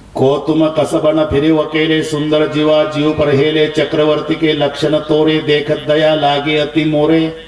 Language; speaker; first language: Hindi; non-native, local second language; Marathi